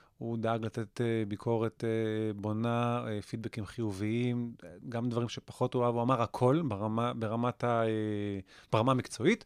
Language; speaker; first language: Hebrew; native; Hebrew